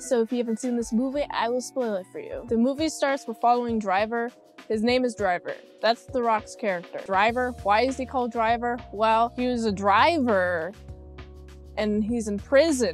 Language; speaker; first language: English; native; English